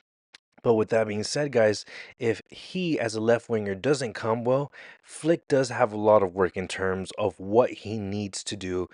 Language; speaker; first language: English; native; English